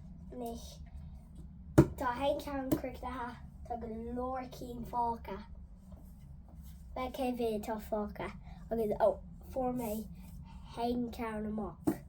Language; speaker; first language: Irish; non-native, learner; English